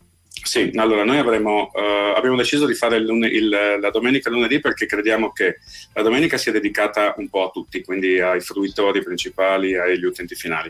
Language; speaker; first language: Italian; native; Italian